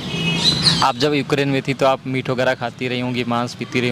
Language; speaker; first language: Hindi; native; Hindi